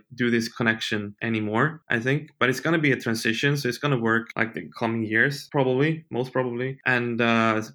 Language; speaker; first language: English; non-native, fluent; Swedish